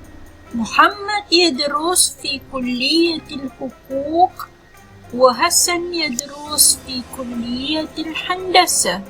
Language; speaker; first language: Arabic; non-native, fluent; Malay